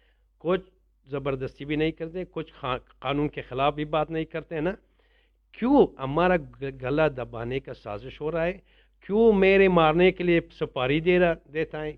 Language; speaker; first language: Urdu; non-native, learner; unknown